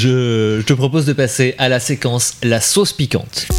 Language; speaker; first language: French; native; French